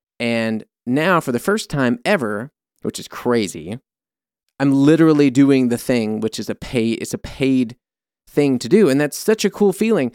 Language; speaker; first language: English; native; English